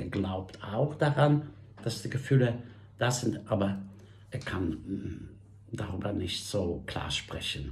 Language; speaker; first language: German; non-native, fluent; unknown